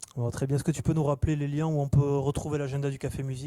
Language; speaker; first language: French; native; French